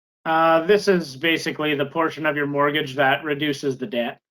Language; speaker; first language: English; native; English